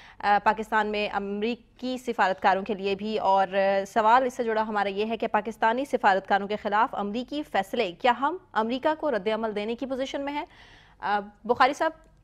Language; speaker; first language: Urdu; native; Urdu